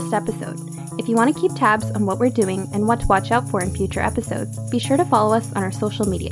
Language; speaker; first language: English; native; English